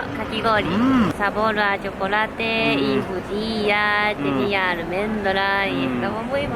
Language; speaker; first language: Spanish; non-native, fluent; Japanese